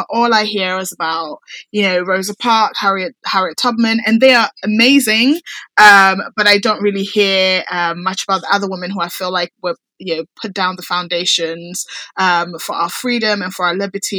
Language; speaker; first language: English; non-native, local second language; Akan